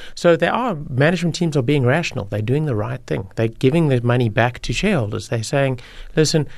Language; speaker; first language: English; native; English